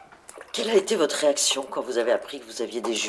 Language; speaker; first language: French; native; French